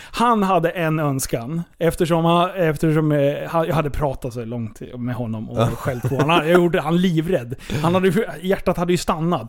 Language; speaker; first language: Swedish; native; Swedish